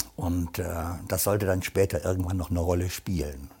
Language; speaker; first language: German; native; German